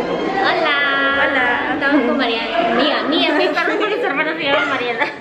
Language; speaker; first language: Spanish; early bilingual, heritage; Spanish